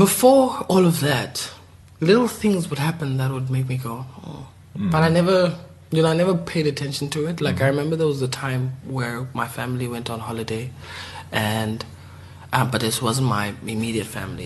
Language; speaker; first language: English; non-native, local second language; Southern Sotho